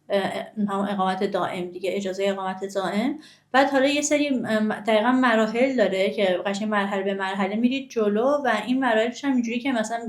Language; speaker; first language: Persian; native; Persian